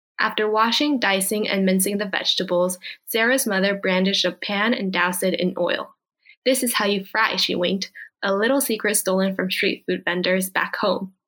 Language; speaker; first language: English; early bilingual, other home language; Korean